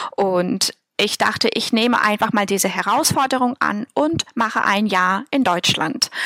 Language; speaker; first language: German; non-native, fluent; Russian